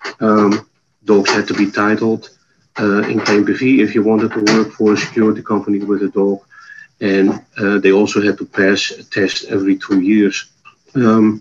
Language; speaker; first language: English; non-native, fluent; Dutch